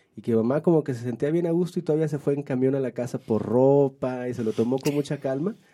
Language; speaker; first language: Spanish; native; Spanish